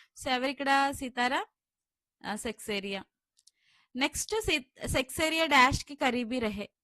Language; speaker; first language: Hindi; non-native, local second language; Telugu